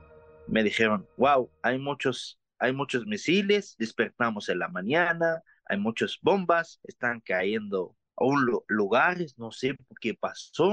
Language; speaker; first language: Spanish; non-native, learner; Arabic